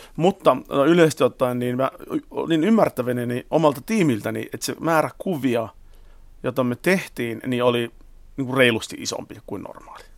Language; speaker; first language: Finnish; native; Finnish